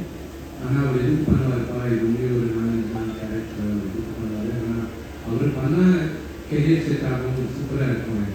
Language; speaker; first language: Tamil; non-native, local second language; Telugu